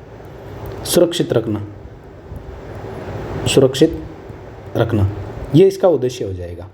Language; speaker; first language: Hindi; native; Hindi